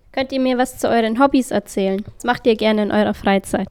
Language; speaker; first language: German; native; German